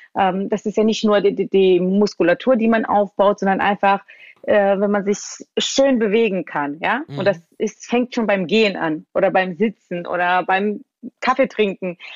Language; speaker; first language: German; early bilingual, other home language; Georgian